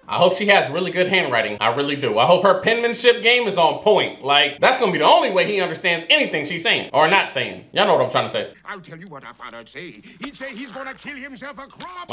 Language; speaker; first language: English; native; English